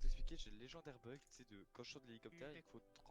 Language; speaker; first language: French; native; French